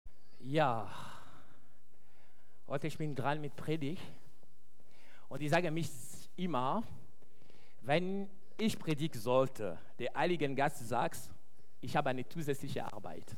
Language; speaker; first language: German; non-native, fluent; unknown